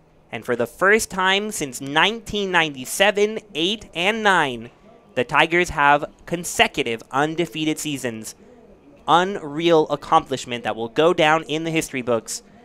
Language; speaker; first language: English; early bilingual, other home language; Spanish